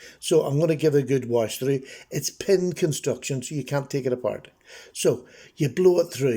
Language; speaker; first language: English; native; English